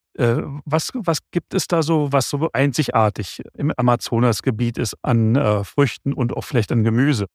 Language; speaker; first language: German; native; German